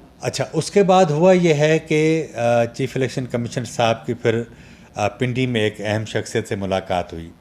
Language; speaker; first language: Urdu; non-native, local second language; Sindhi